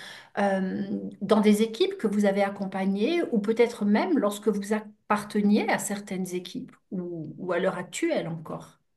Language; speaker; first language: French; native; French